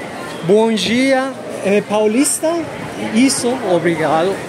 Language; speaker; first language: Portuguese; non-native, learner; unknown